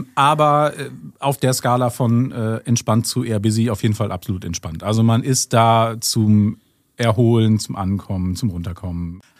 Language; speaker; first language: German; native; German